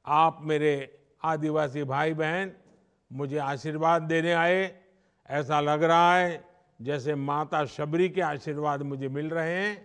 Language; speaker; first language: Hindi; non-native, local second language; Gujarati